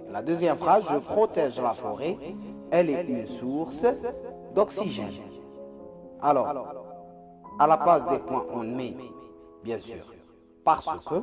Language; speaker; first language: French; non-native, local second language; Arabic